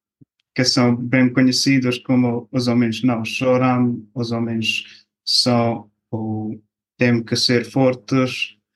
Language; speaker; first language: Portuguese; non-native, fluent; Bosnian